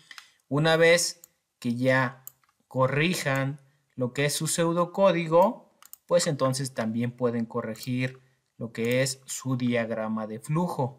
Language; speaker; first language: Spanish; native; Spanish